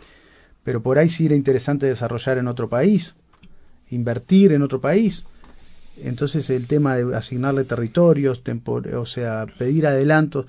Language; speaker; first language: Spanish; native; Spanish